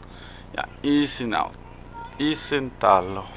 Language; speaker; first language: Finnish; non-native, learner; Danish